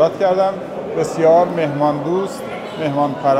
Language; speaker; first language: Persian; native; Persian